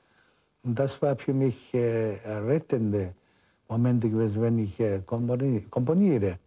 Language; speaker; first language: German; non-native, fluent; Korean